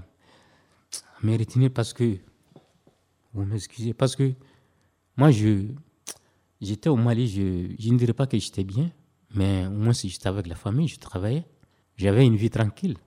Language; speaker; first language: French; non-native, local second language; Bambara